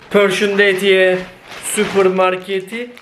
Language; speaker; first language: Albanian; non-native, learner; Turkish